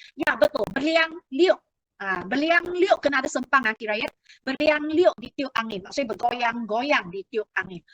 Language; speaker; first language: Malay; non-native, local second language; Chinese